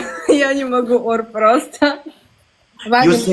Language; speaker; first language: Russian; native; Russian